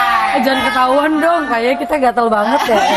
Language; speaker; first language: Indonesian; native; Indonesian